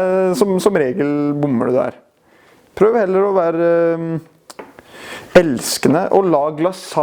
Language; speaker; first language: Norwegian; native; Norwegian